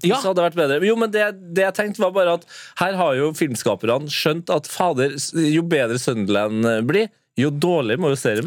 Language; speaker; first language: Norwegian; native; Norwegian